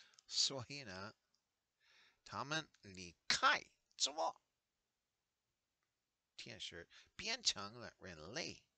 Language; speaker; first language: Chinese; non-native, learner; English